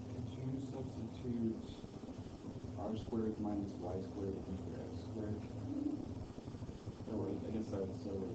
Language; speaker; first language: English; native; English